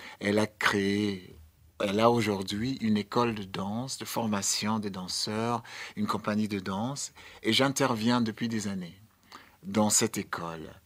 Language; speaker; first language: French; non-native, fluent; English